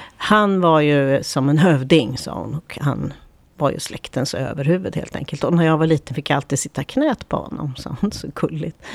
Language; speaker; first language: Swedish; native; Swedish